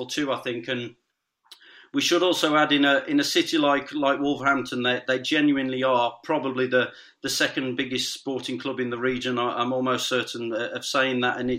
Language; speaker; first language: English; native; English